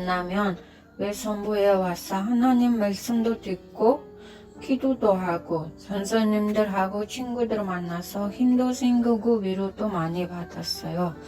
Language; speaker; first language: Korean; non-native, fluent; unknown